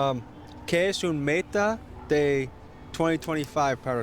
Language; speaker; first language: Spanish; non-native, learner; English